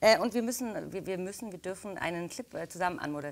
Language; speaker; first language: German; native; German